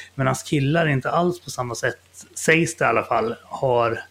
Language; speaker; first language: Swedish; native; Swedish